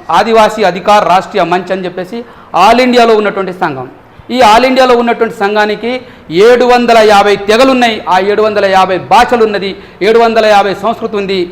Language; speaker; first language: Telugu; non-native, local second language; Lambadi